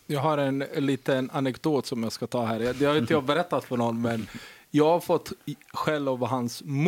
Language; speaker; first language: Swedish; native; Swedish